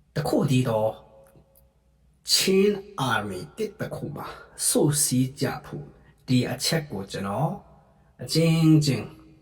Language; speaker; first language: Burmese; non-native, local second language; Hakha Chin